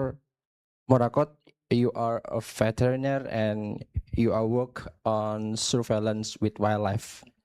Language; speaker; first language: English; non-native, learner; Indonesian